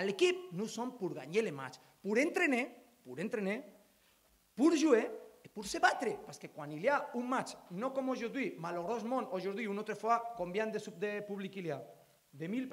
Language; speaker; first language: French; non-native, learner; Spanish